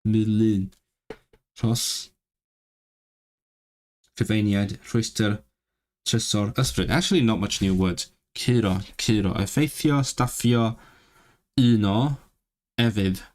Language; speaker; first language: Welsh; non-native, learner; Cantonese